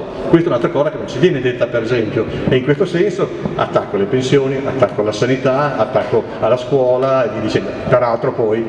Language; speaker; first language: Italian; native; Italian